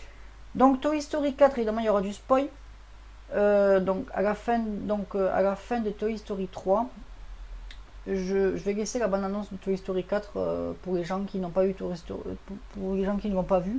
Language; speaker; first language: French; native; French